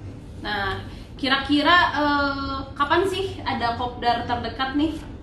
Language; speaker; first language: Indonesian; native; Indonesian